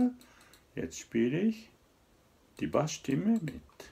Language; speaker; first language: German; non-native, fluent; Japanese